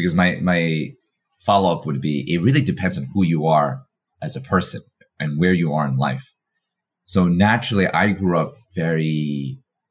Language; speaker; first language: English; native; English